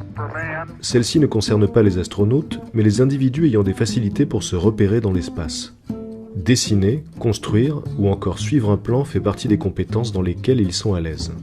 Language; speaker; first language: French; native; French